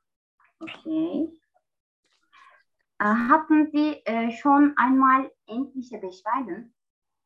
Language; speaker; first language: German; non-native, learner; Turkish